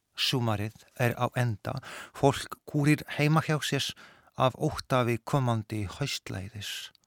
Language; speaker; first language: Icelandic; non-native, fluent; Polish